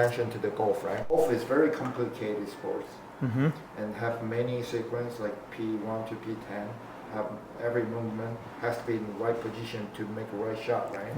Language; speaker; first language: English; non-native, fluent; Korean